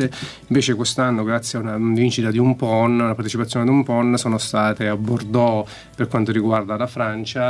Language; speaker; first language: Italian; native; Italian